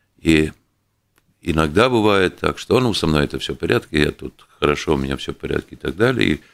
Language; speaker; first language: Russian; non-native, local second language; Latvian